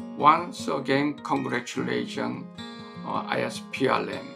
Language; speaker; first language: English; non-native, fluent; Korean